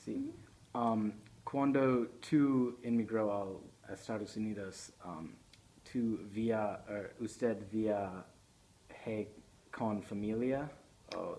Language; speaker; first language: Spanish; non-native, learner; English